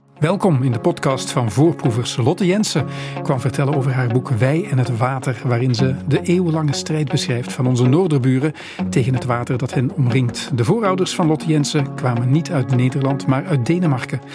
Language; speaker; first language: Dutch; native; Dutch